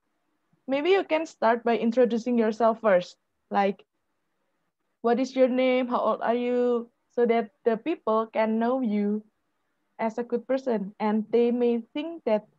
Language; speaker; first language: English; non-native, fluent; Indonesian